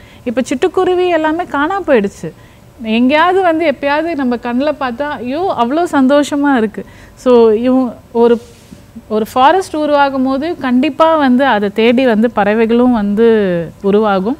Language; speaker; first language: Tamil; native; Tamil